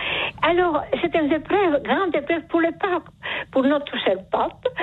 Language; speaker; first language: French; non-native, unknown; Polish